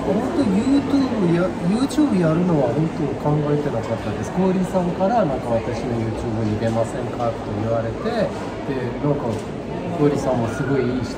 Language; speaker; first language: Japanese; non-native, fluent; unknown